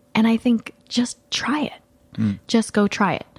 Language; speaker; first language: English; native; English